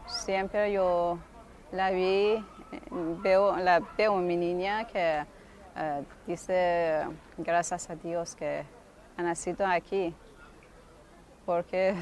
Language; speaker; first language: Spanish; non-native, learner; Persian